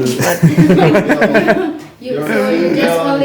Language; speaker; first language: English; non-native, local second language; Filipino